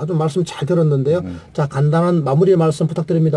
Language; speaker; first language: Korean; native; Korean